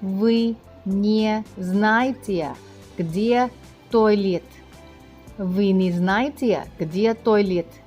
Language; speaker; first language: Russian; non-native, learner; Thai